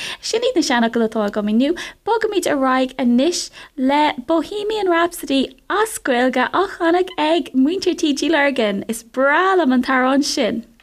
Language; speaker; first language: Irish; non-native, local second language; English